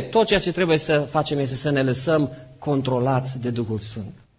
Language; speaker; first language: Romanian; native; Romanian